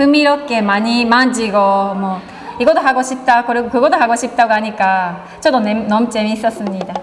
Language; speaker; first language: Korean; non-native, fluent; Japanese